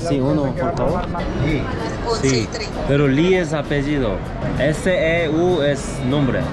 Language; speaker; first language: Spanish; non-native, learner; Korean